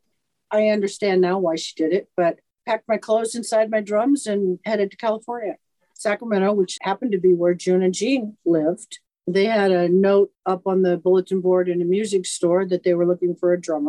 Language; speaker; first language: English; native; English